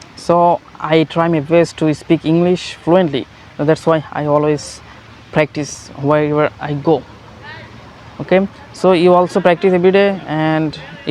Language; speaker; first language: English; non-native, learner; Bangla